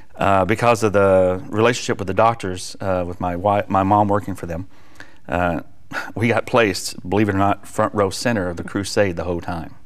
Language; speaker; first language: English; native; English